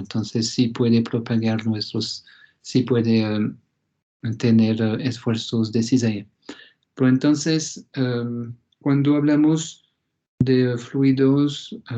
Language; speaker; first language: Spanish; non-native, fluent; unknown